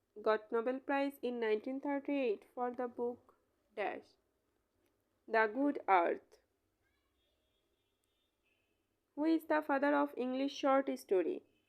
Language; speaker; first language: English; non-native, local second language; Bangla